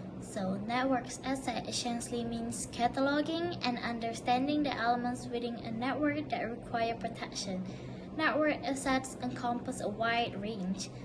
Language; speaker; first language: English; non-native, local second language; Malay